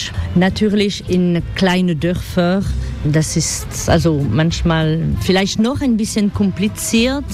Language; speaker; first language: German; non-native, fluent; French